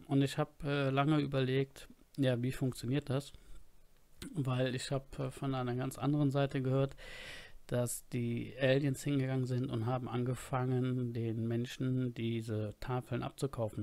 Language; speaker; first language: German; native; German